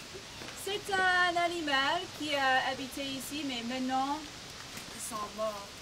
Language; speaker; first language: French; non-native, learner; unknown